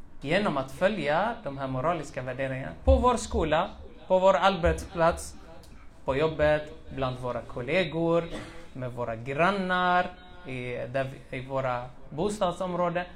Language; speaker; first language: Swedish; early bilingual, other home language; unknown